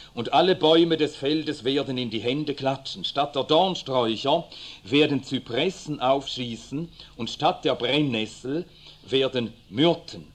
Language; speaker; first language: German; early bilingual, other home language; Swedish